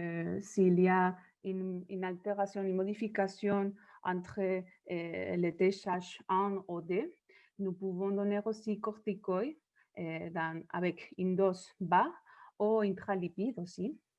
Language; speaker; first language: French; non-native, fluent; Spanish